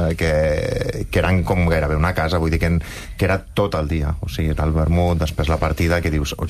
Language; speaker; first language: Catalan; native; Catalan